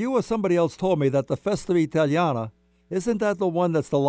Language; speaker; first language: English; native; English